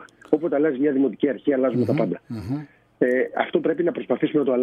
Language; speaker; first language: Greek; native; Greek